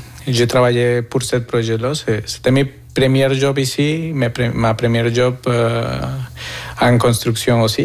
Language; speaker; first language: French; non-native, fluent; Spanish